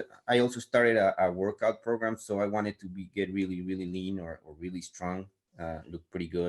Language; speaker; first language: English; non-native, fluent; Spanish